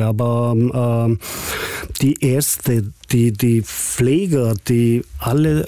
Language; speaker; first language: German; non-native, learner; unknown